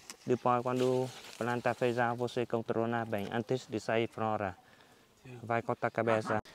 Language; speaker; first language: Portuguese; non-native, learner; Vietnamese